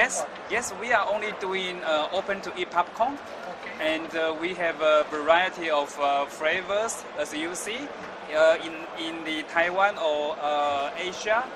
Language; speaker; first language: English; non-native, learner; Chinese